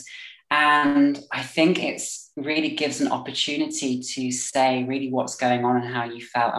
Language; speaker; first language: English; native; English